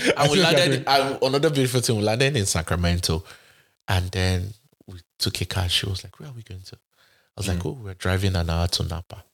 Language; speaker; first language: English; non-native, local second language; Bini